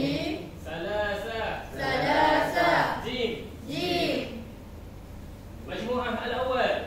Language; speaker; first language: Arabic; non-native, learner; Malay